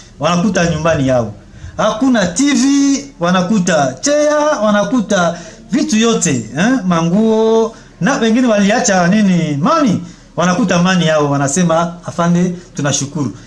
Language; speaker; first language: Swahili; non-native, local second language; Kinyarwanda